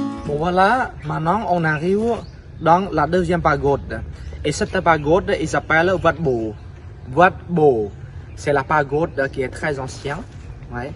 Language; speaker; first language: French; non-native, fluent; Khmer